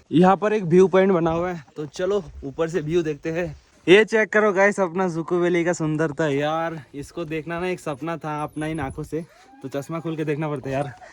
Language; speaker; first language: Hindi; non-native, local second language; Bangla